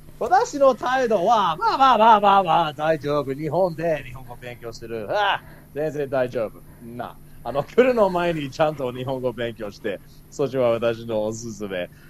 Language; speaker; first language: Japanese; non-native, learner; English